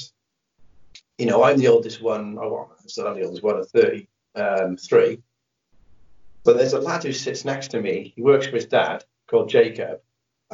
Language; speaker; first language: English; native; English